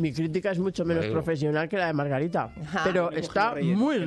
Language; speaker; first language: Spanish; native; Spanish